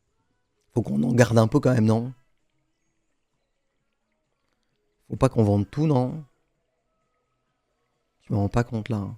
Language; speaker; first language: French; native; French